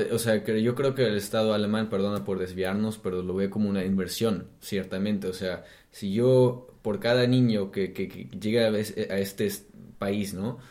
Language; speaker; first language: Spanish; non-native, fluent; German